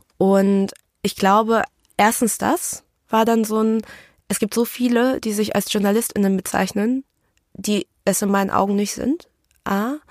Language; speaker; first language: German; early bilingual, other home language; Vietnamese